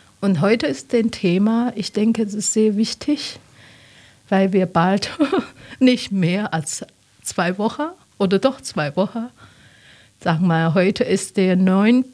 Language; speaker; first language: German; non-native, learner; Chinese